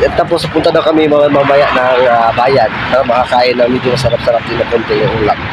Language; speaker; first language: Filipino; non-native, local second language; Cebuano